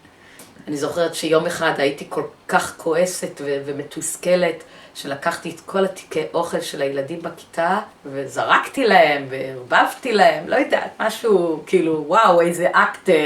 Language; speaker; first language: Hebrew; early bilingual, other home language; English